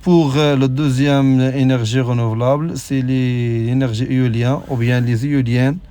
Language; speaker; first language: French; non-native, local second language; Arabic